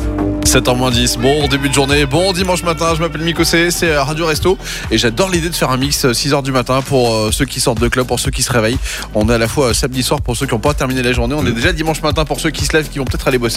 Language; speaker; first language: French; native; French